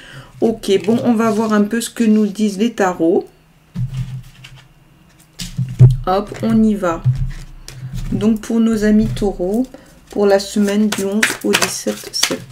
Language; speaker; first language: French; native; French